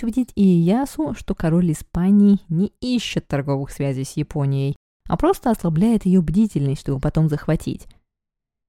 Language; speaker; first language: Russian; native; Russian